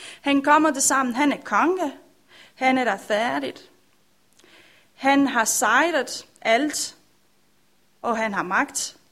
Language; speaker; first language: Danish; non-native, learner; Romanian